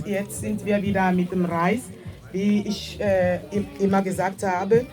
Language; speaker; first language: German; non-native, fluent; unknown